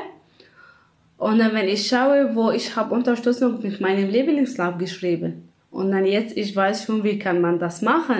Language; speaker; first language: German; non-native, learner; Kurdish